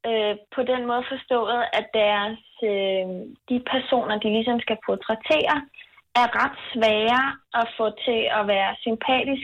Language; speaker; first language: Danish; native; Danish